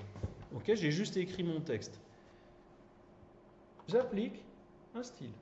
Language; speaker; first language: French; native; French